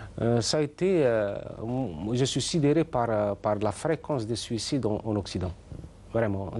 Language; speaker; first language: French; non-native, local second language; Arabic